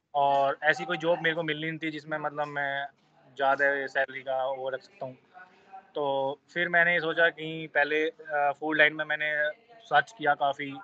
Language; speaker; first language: Hindi; native; Hindi